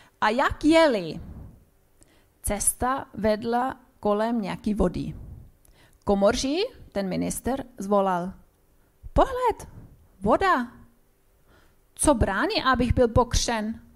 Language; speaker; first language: Czech; non-native, fluent; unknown